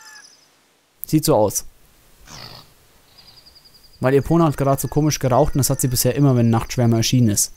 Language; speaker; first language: German; native; German